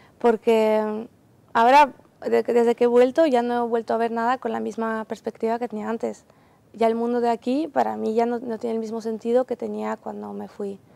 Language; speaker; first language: Spanish; non-native, fluent; Ukrainian